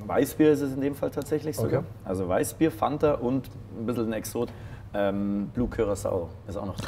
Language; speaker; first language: German; native; German